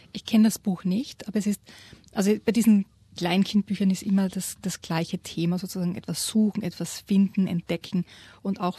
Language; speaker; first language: German; native; German